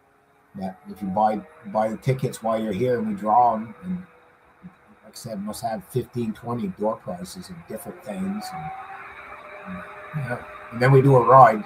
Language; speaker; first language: English; native; English